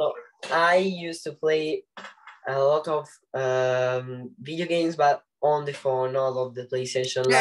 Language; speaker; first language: English; non-native, learner; Italian